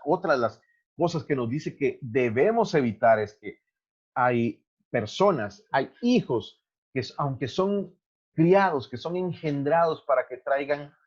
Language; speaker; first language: Spanish; native; Spanish